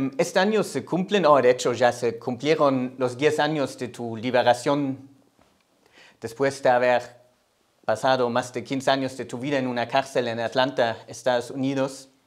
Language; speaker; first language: Spanish; non-native, fluent; German